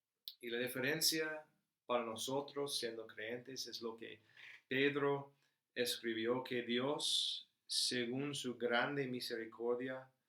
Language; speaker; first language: Spanish; non-native, fluent; English